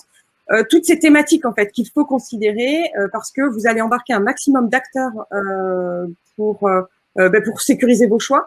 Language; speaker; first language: French; native; French